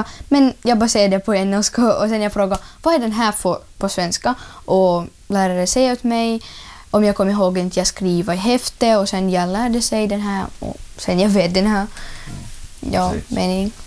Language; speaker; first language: Swedish; early bilingual, other home language; Ukrainian